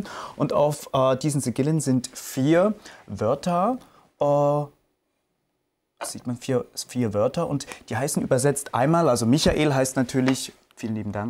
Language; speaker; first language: German; native; German